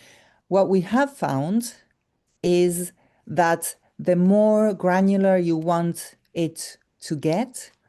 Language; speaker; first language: English; non-native, fluent; Spanish